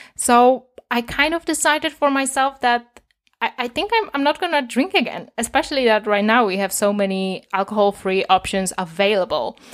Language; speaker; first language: English; non-native, fluent; Polish